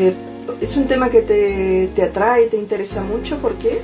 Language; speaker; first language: Spanish; native; Spanish